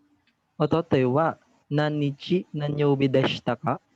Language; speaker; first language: Japanese; non-native, learner; Filipino